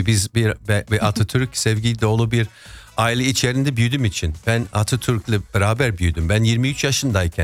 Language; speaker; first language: Turkish; non-native, fluent; English